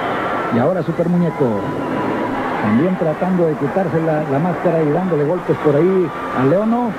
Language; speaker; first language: Spanish; native; Spanish